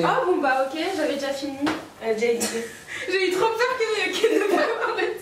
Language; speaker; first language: French; native; French